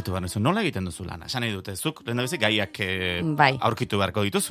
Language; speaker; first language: Basque; native; Basque